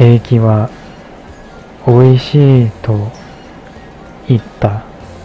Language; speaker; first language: Japanese; non-native, fluent; English